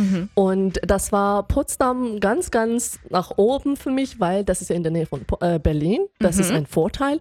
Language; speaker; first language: German; non-native, fluent; Persian